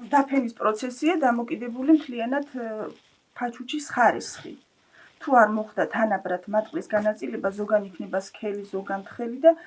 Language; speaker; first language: Georgian; native; Georgian